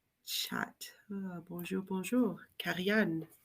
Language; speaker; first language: French; non-native, learner; English